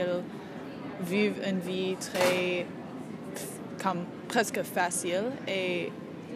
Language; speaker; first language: French; non-native, learner; English